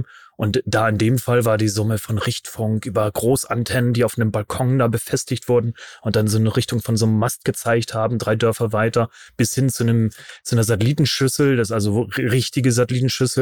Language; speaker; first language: German; native; German